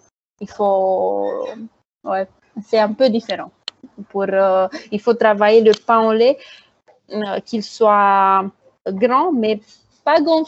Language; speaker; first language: French; non-native, fluent; Romanian